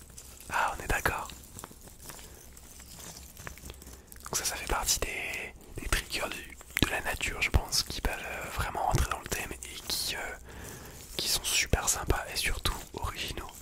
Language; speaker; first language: French; native; French